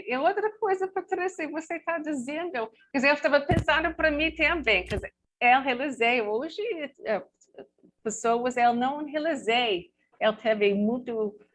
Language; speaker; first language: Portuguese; non-native, learner; English